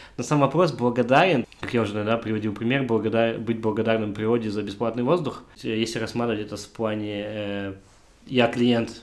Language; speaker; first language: Russian; native; Russian